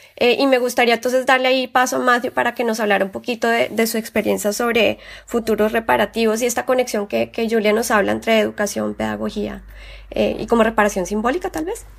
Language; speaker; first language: Spanish; native; Spanish